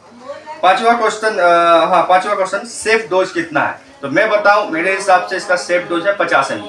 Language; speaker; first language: Hindi; native; Hindi